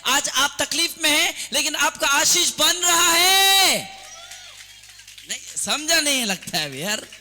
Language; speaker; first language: Hindi; non-native, local second language; Assamese